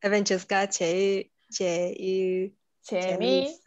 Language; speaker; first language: Korean; non-native, learner; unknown